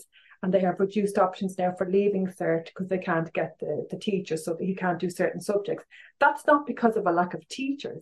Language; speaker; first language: English; native; English